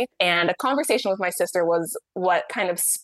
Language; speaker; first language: English; native; English